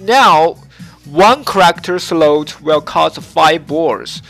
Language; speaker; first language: English; non-native, learner; Japanese